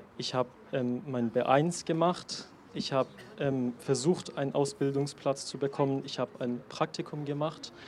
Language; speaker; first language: German; non-native, fluent; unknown